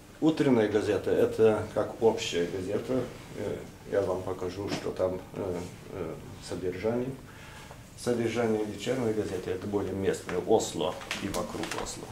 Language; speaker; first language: Russian; non-native, fluent; Norwegian